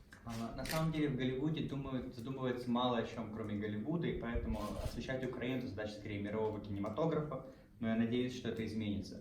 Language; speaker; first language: Russian; native; Russian